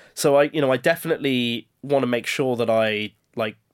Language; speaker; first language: English; native; English